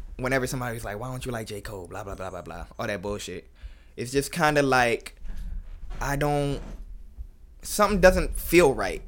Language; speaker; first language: English; native; English